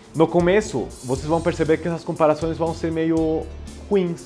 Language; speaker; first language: Portuguese; non-native, fluent; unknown